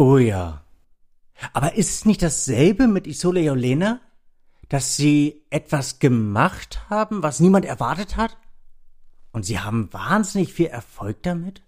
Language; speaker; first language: German; native; German